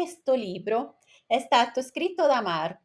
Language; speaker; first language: Italian; non-native, fluent; Portuguese